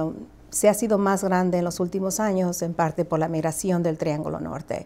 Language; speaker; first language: Spanish; early bilingual, heritage; Spanish